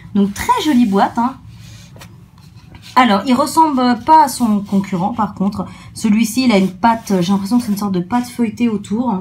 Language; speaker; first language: French; native; French